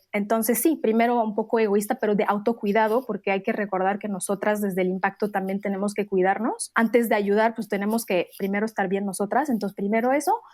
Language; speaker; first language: Spanish; non-native, fluent; Arabic